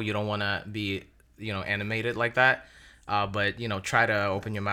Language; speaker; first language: English; non-native, fluent; Russian